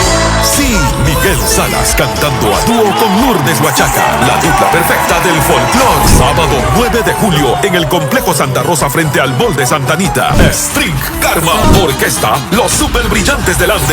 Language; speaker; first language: Spanish; native; Spanish